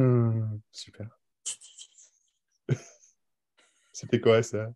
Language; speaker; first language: French; native; French